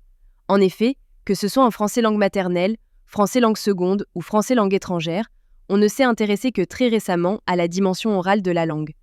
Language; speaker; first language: French; non-native, local second language; Arabic